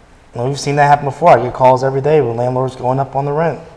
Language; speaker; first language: English; native; English